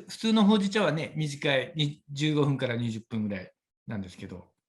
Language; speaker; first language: Japanese; native; Japanese